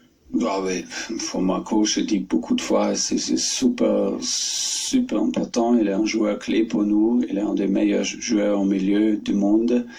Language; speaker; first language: French; non-native, fluent; German